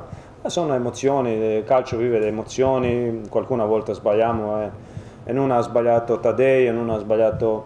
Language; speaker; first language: Italian; non-native, fluent; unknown